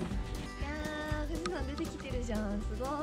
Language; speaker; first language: Japanese; native; Japanese